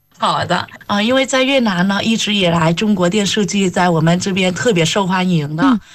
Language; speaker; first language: Chinese; non-native, fluent; Vietnamese